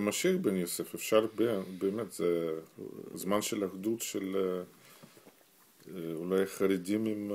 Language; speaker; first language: Hebrew; non-native, fluent; Russian